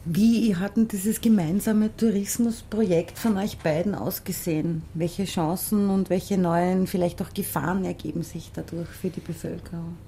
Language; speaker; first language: German; native; German